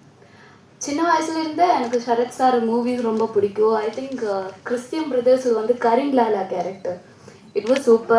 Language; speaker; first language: Tamil; non-native, learner; Malayalam